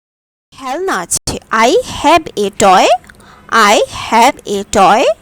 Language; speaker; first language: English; non-native, fluent; Bangla